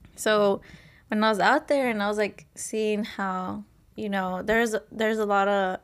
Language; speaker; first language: English; native; English